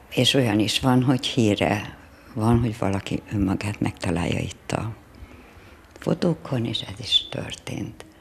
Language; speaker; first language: Hungarian; native; Hungarian